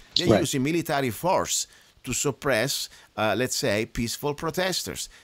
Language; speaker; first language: English; non-native, fluent; Italian